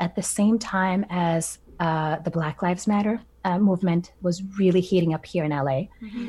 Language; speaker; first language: English; native; English